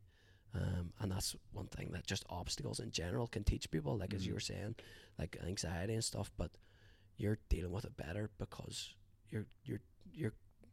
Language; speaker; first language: English; native; English